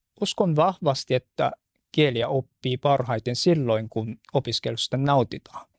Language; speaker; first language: Finnish; non-native, fluent; Japanese